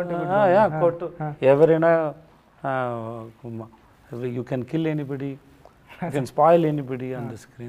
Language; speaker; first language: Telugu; non-native, learner; Tamil